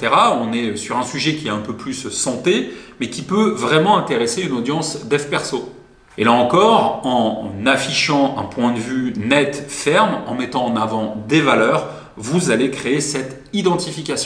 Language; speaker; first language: French; native; French